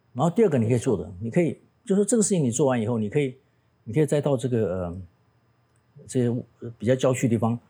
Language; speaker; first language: Chinese; native; Chinese